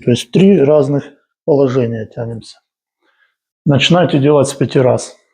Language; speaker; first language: Russian; native; Russian